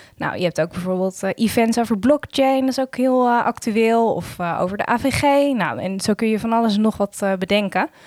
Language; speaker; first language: Dutch; native; Dutch